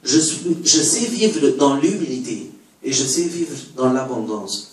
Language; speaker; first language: French; non-native, learner; Arabic